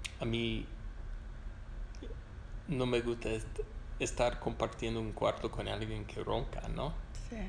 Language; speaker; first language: Spanish; non-native, fluent; English